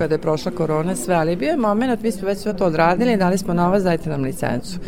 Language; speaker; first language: Serbian; native; Serbian